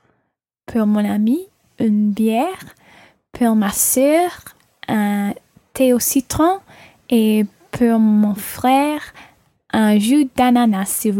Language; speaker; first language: French; non-native, learner; English